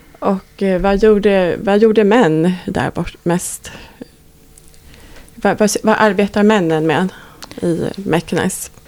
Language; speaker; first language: Swedish; native; Swedish